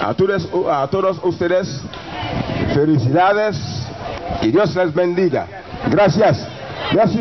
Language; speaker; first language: Spanish; non-native, learner; Haitian Creole